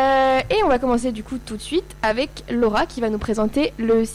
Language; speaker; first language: French; native; French